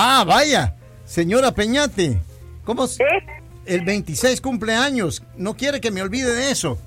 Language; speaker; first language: Spanish; native; Spanish